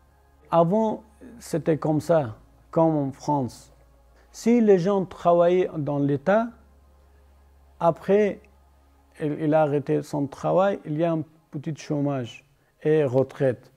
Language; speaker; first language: French; non-native, learner; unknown